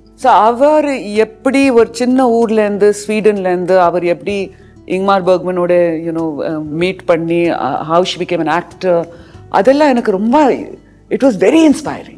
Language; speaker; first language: Tamil; early bilingual, heritage; Tamil